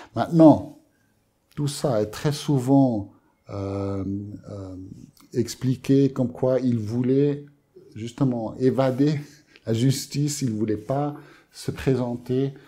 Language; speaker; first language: French; native; French